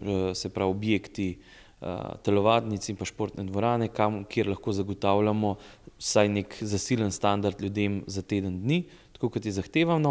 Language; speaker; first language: Slovenian; native; Slovenian